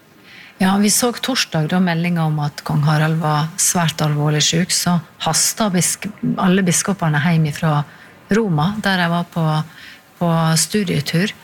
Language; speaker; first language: Norwegian; native; Norwegian